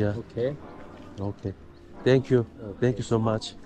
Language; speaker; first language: English; non-native, learner; Korean